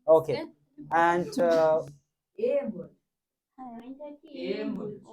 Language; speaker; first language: English; non-native, local second language; Bangla